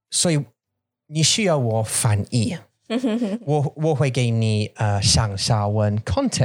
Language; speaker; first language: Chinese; non-native, learner; English